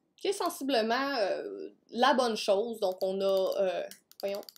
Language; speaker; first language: French; native; French